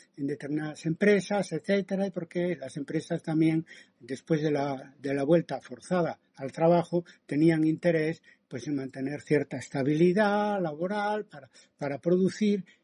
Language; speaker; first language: Spanish; native; Spanish